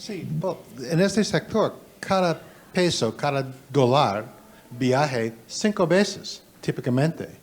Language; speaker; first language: Spanish; non-native, learner; English